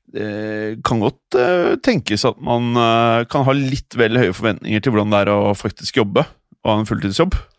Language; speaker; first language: Norwegian; early bilingual, other home language; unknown